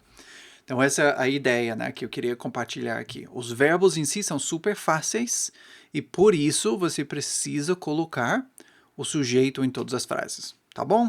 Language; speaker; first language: Portuguese; non-native, fluent; English